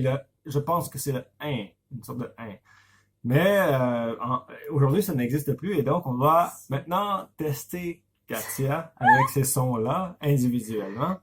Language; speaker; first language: French; native; French